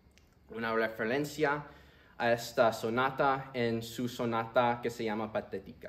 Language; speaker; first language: Spanish; early bilingual, heritage; Spanish